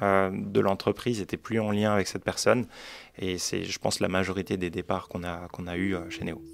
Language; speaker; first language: French; native; French